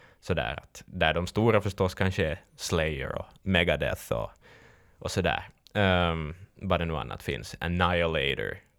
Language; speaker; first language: Swedish; native; Swedish